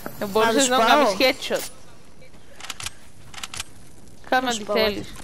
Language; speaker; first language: Greek; native; Greek